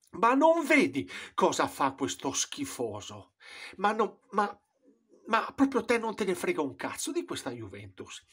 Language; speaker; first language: Italian; native; Italian